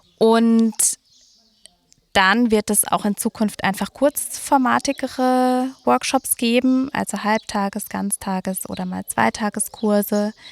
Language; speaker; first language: German; native; German